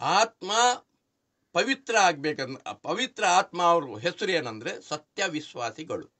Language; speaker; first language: Kannada; non-native, local second language; Urdu